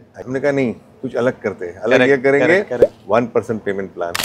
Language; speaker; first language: Hindi; non-native, local second language; Gujarati